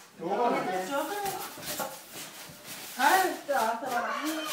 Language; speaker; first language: Danish; native; Danish